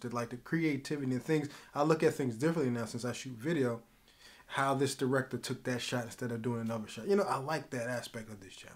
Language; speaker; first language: English; native; English